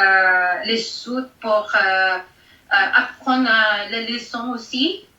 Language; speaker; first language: French; non-native, learner; Filipino